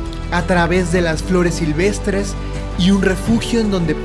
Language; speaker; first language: Spanish; native; Spanish